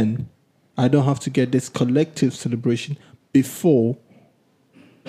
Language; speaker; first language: English; non-native, local second language; Akan